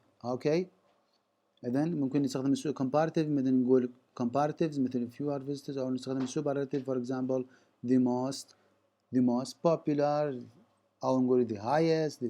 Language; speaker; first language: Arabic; native; Arabic